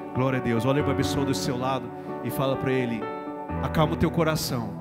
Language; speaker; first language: Portuguese; non-native, fluent; English